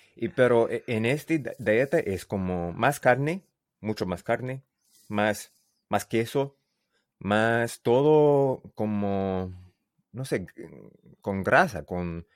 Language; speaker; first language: Spanish; non-native, learner; English